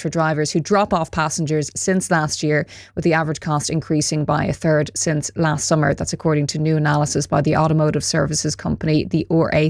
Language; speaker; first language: English; native; English